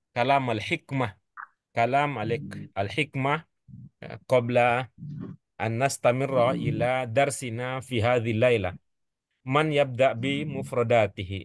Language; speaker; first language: Arabic; non-native, learner; Indonesian